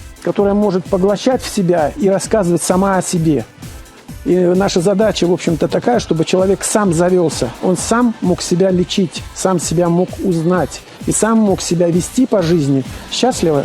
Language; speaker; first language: Russian; native; Russian